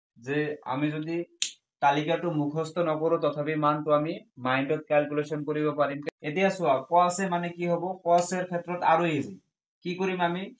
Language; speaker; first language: Assamese; non-native, local second language; Bangla